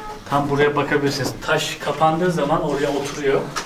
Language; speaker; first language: Turkish; native; Turkish